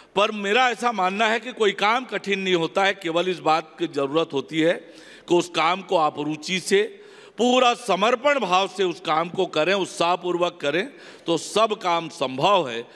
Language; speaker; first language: Hindi; native; Hindi